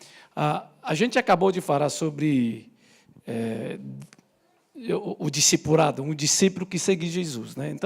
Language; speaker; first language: Portuguese; native; Portuguese